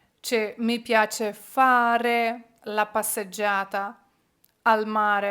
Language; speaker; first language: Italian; non-native, fluent; Ukrainian